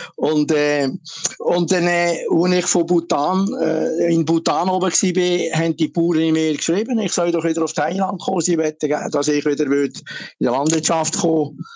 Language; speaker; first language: German; native; German